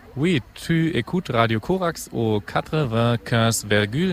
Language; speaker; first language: French; non-native, fluent; German